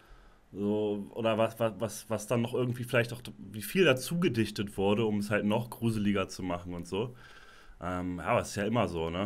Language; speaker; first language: German; native; German